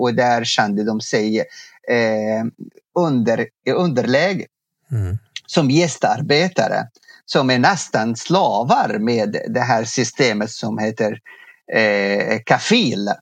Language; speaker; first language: Swedish; non-native, fluent; Arabic